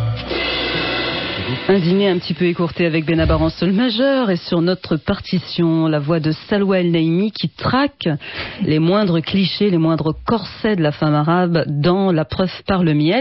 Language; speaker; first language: French; native; French